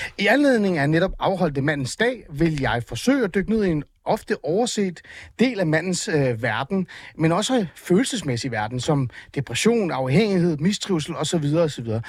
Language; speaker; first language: Danish; early bilingual, other home language; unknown